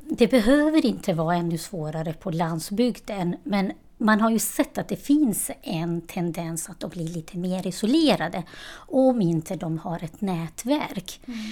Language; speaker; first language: Swedish; non-native, fluent; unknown